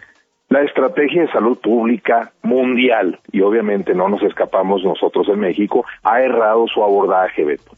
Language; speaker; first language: Spanish; native; Spanish